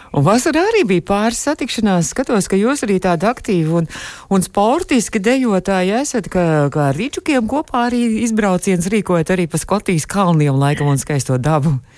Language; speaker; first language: Latvian; native; Latvian